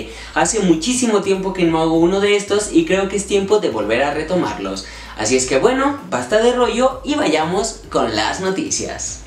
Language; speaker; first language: Spanish; native; Spanish